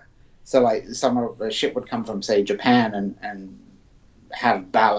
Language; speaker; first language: English; native; English